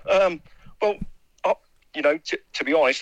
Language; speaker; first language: English; native; English